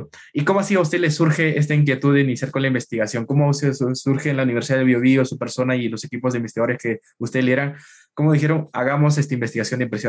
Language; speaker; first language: Spanish; native; Spanish